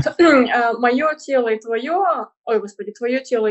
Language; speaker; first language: Russian; native; Russian